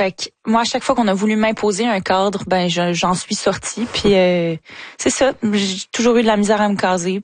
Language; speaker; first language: French; native; French